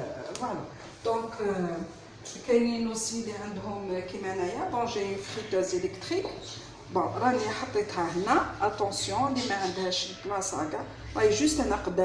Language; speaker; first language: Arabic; native; Arabic